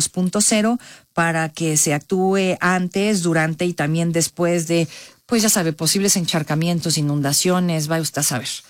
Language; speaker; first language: Spanish; native; Spanish